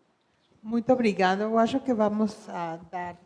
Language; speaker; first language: Portuguese; non-native, fluent; Spanish